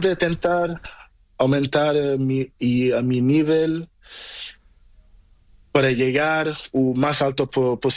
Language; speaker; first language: Spanish; non-native, learner; Portuguese